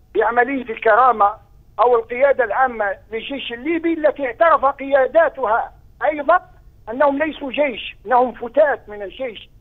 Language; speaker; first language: Arabic; native; Arabic